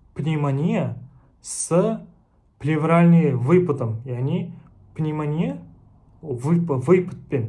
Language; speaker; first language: Russian; non-native, local second language; Kazakh